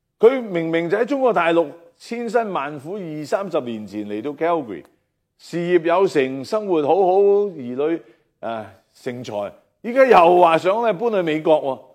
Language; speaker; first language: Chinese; non-native, local second language; Cantonese